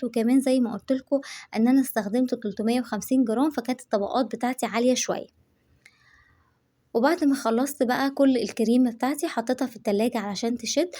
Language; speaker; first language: Arabic; native; Arabic